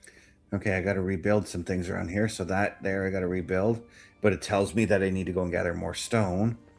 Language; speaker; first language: English; native; English